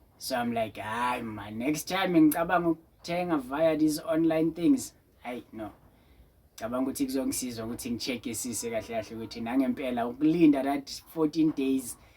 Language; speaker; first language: Zulu; non-native, local second language; Southern Sotho